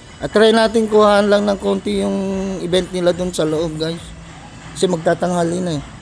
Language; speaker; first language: Filipino; native; Filipino